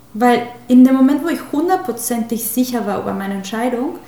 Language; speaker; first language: German; non-native, fluent; Spanish